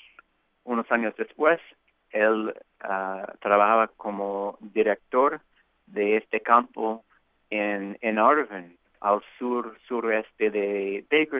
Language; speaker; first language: Spanish; non-native, fluent; English